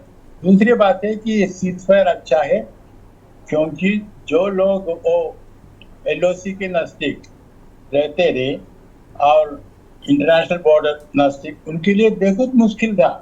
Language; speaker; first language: Hindi; non-native, local second language; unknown